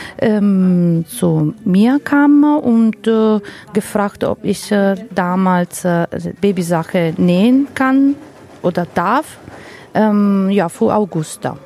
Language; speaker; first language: German; non-native, learner; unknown